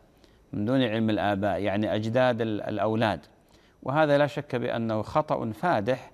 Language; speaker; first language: Arabic; native; Arabic